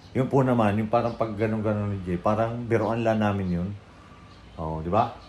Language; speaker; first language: Filipino; native; Filipino